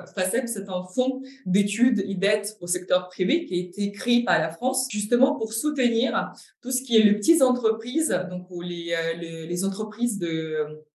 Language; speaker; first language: French; non-native, fluent; Ukrainian